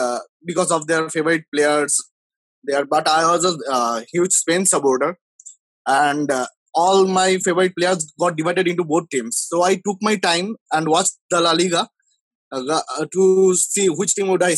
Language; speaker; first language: English; non-native, local second language; Bangla